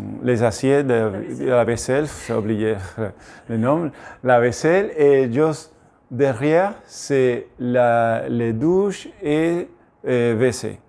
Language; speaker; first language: French; non-native, learner; Spanish